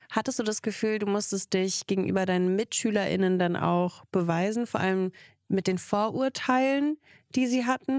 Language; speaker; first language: German; early bilingual, other home language; Russian